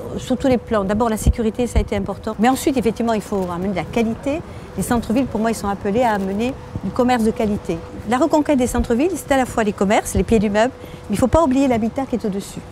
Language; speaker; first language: French; native; French